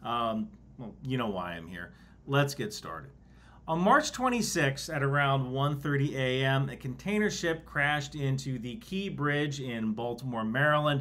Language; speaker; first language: English; native; English